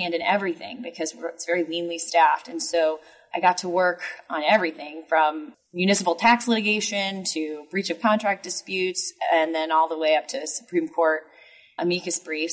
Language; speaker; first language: English; native; English